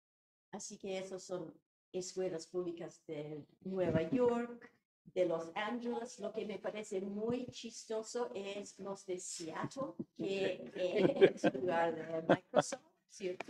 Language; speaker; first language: Spanish; non-native, fluent; English